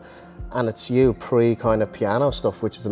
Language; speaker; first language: English; native; English